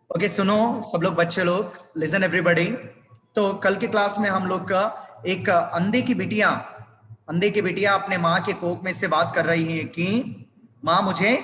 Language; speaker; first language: Hindi; non-native, local second language; Telugu